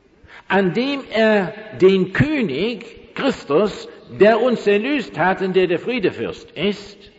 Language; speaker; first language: German; non-native, fluent; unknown